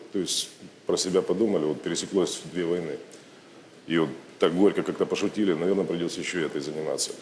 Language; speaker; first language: Russian; native; Russian